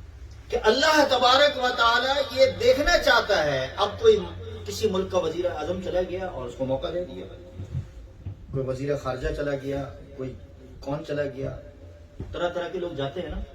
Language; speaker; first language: Urdu; native; Urdu